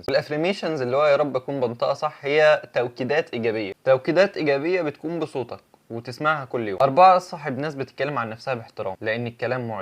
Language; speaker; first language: Arabic; native; Arabic